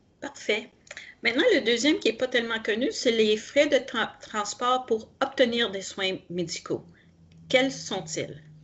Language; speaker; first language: French; native; French